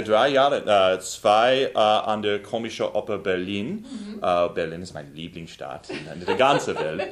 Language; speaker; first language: German; non-native, learner; English